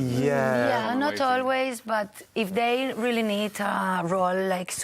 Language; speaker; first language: English; non-native, learner; Catalan